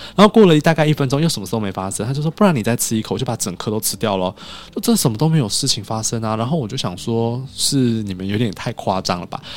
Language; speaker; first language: Chinese; native; Chinese